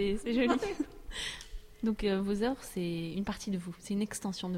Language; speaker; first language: French; native; French